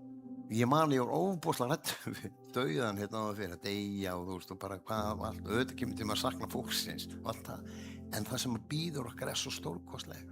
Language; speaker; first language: Icelandic; native; Icelandic